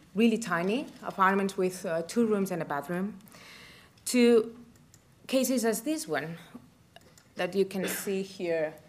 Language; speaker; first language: English; non-native, fluent; Spanish